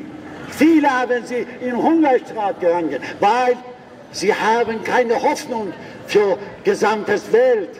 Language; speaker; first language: German; non-native, learner; Persian